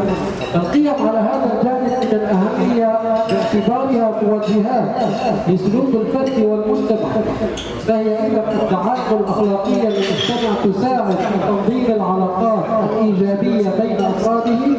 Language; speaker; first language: Arabic; native; Arabic